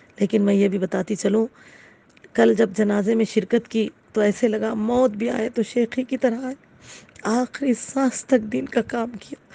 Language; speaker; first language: Urdu; native; Urdu